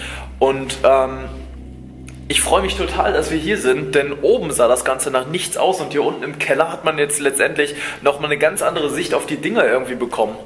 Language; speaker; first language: German; native; German